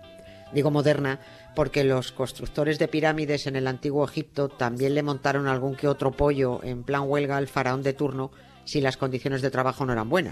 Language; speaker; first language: Spanish; native; Spanish